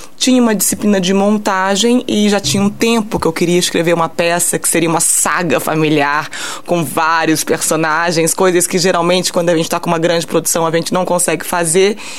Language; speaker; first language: Portuguese; early bilingual, heritage; Portuguese